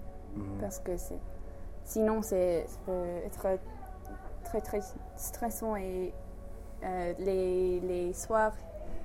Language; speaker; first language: French; non-native, fluent; English